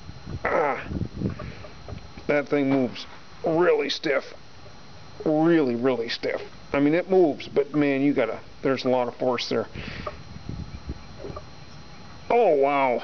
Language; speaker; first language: English; native; English